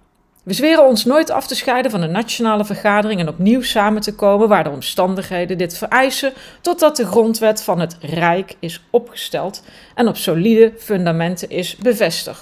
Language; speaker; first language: Dutch; native; Dutch